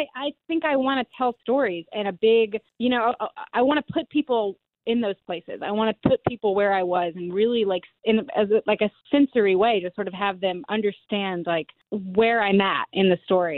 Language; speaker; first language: English; native; English